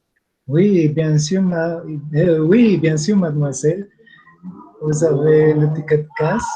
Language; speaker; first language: French; non-native, learner; Spanish